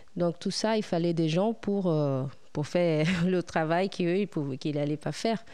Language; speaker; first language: French; non-native, fluent; Portuguese